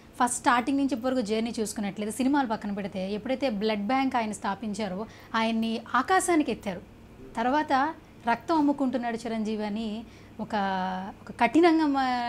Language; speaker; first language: Telugu; native; Telugu